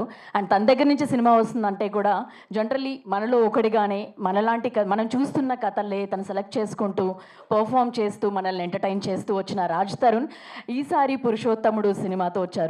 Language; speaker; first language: Telugu; native; Telugu